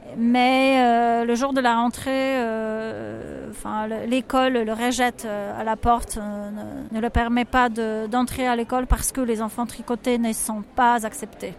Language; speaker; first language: French; non-native, fluent; Polish